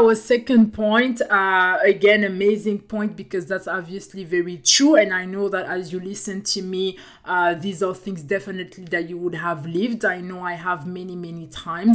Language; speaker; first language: English; non-native, fluent; French